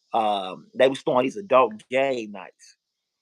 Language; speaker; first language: English; native; English